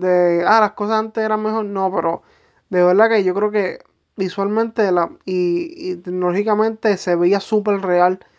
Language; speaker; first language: Spanish; native; Spanish